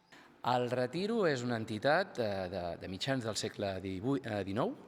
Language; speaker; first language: Catalan; native; Catalan